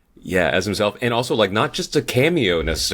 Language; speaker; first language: English; native; English